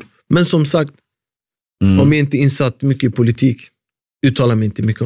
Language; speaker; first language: Swedish; early bilingual, other home language; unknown